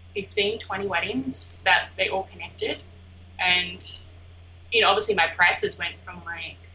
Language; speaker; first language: English; native; English